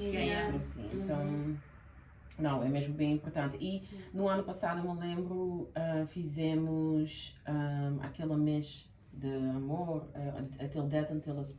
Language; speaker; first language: Portuguese; early bilingual, heritage; Portuguese